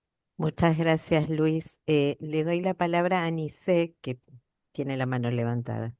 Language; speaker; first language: Spanish; native; Spanish